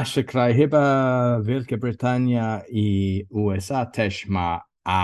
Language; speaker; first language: Polish; non-native, learner; English